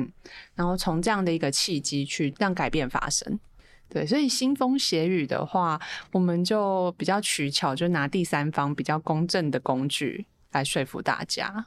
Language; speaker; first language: Chinese; native; Chinese